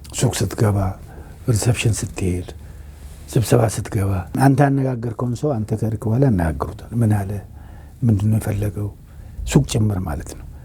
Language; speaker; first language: Amharic; non-native, local second language; Oromo